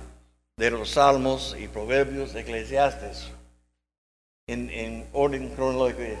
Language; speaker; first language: Spanish; non-native, learner; English